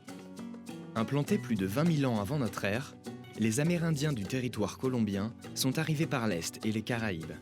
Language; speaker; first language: French; native; French